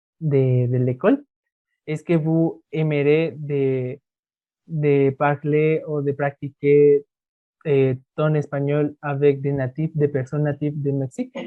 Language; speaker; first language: French; non-native, learner; Spanish